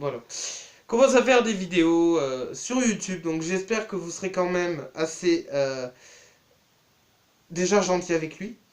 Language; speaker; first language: French; native; French